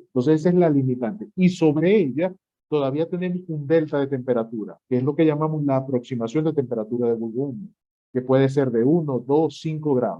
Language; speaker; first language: Spanish; native; Spanish